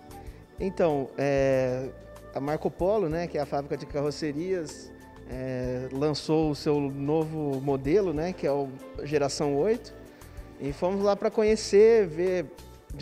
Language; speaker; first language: Portuguese; native; Portuguese